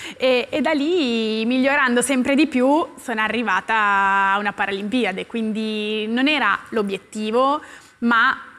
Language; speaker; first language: Italian; native; Italian